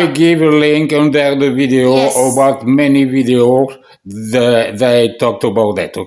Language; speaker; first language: English; non-native, learner; French